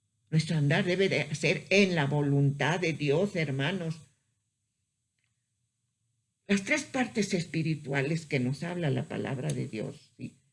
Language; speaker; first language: Spanish; native; Spanish